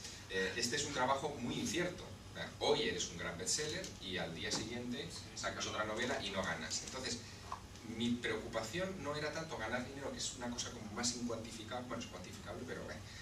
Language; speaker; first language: Spanish; native; Spanish